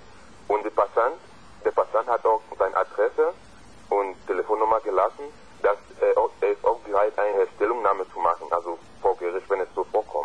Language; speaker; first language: German; non-native, fluent; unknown